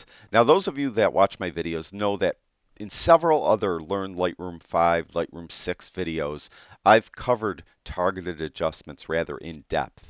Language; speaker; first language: English; native; English